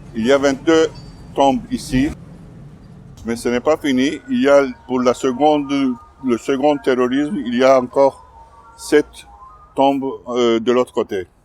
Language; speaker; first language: French; non-native, fluent; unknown